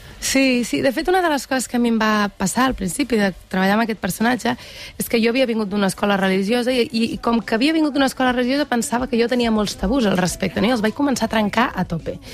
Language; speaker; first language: Catalan; native; Catalan